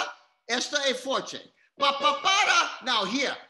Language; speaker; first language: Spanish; non-native, learner; English